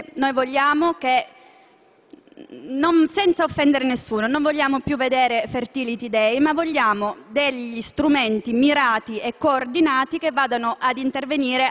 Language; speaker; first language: Italian; native; Italian